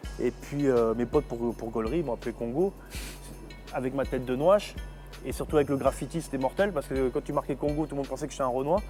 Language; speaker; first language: French; native; French